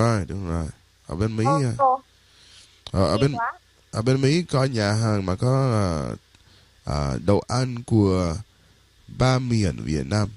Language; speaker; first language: Vietnamese; non-native, learner; English